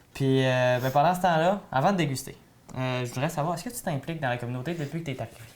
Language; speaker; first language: French; native; French